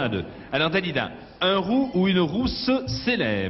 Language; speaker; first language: French; native; French